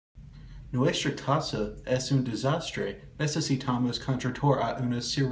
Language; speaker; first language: Spanish; non-native, learner; English